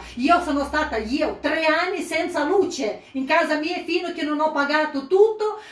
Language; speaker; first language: Italian; non-native, fluent; Ukrainian